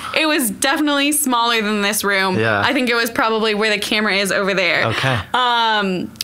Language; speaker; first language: English; native; English